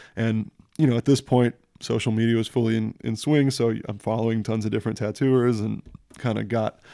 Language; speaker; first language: English; early bilingual, other home language; French